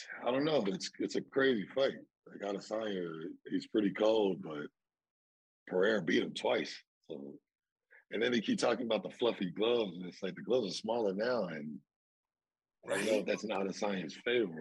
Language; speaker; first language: English; native; English